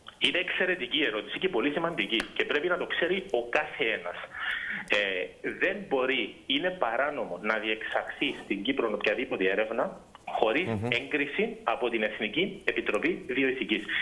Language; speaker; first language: Greek; native; Greek